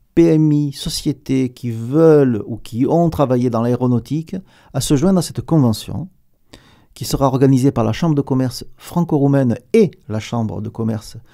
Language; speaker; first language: French; native; French